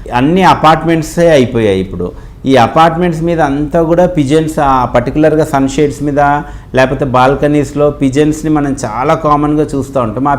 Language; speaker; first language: Telugu; native; Telugu